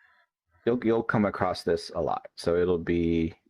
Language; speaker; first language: English; native; English